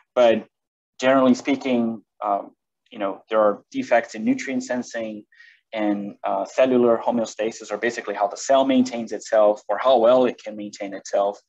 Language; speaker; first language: English; non-native, fluent; Portuguese